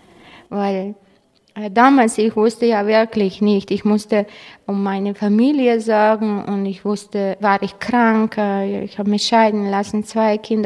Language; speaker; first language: German; non-native, fluent; Croatian